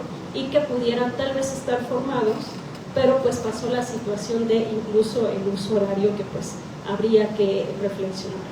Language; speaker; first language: Spanish; native; Spanish